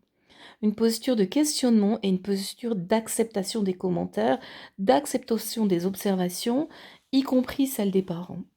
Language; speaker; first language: French; native; French